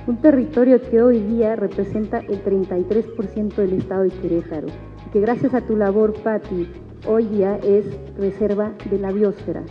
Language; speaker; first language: Spanish; native; Spanish